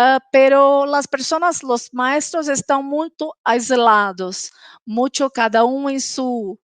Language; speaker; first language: Spanish; non-native, local second language; Portuguese